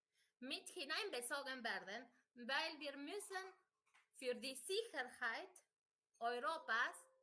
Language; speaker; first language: German; non-native, fluent; Spanish